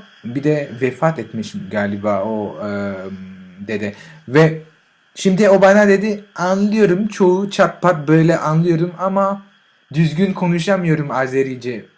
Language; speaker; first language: Turkish; non-native, learner; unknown